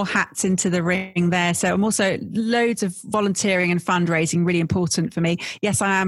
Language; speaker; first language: English; native; English